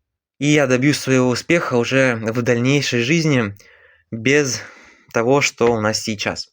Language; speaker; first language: Russian; native; Russian